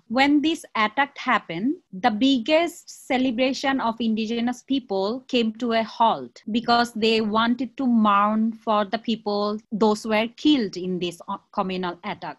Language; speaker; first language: English; non-native, local second language; Chakma